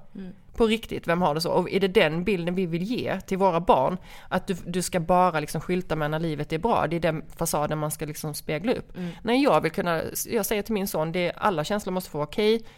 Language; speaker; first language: Swedish; native; Swedish